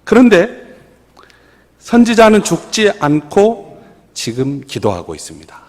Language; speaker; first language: Korean; native; Korean